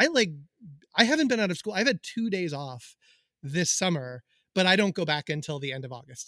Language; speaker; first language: English; native; English